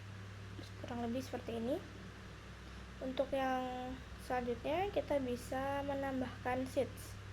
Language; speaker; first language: Indonesian; native; Indonesian